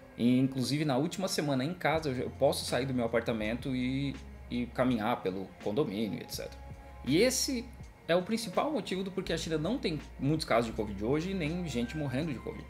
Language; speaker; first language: Portuguese; native; Portuguese